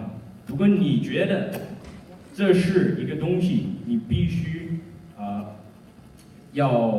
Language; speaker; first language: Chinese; early bilingual, heritage; Chinese